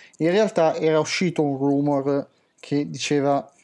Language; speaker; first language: Italian; native; Italian